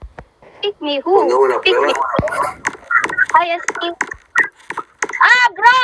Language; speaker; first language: English; non-native, local second language; Filipino